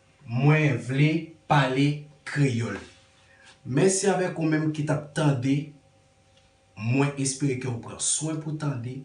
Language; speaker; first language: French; non-native, learner; Haitian Creole